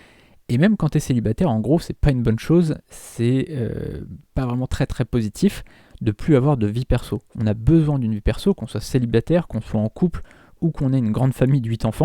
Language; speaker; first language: French; native; French